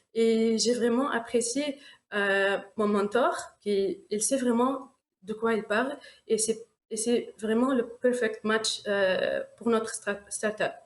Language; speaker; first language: French; non-native, local second language; Arabic